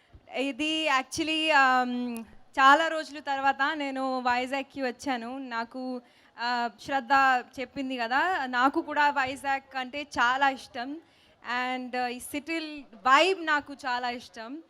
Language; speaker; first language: Telugu; non-native, local second language; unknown